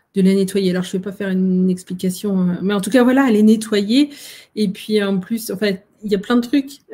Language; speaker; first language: French; native; French